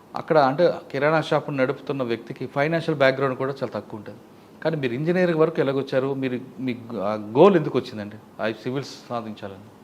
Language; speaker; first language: Telugu; native; Telugu